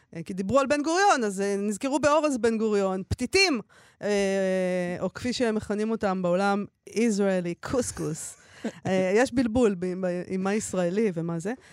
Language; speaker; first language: Hebrew; native; Hebrew